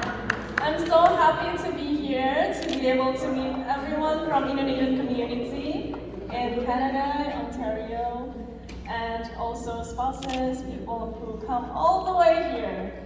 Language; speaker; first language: English; non-native, fluent; Indonesian